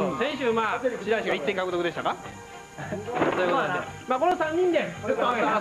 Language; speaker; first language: Japanese; native; Japanese